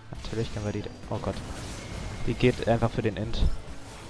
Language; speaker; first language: German; native; German